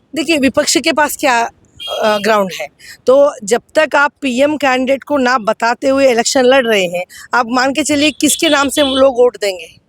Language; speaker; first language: Hindi; non-native, local second language; Tamil